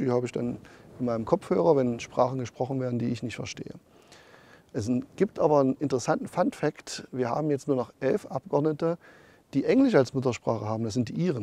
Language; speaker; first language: German; native; German